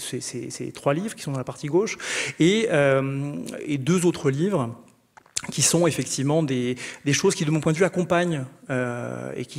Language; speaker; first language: French; native; French